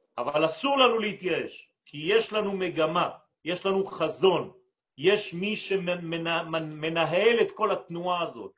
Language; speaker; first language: Hebrew; non-native, fluent; French